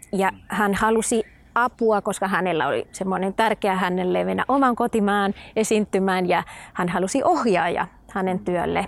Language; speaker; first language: Finnish; non-native, fluent; Spanish